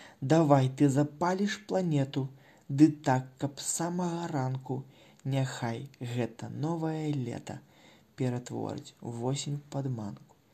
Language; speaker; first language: Belarusian; non-native, local second language; Russian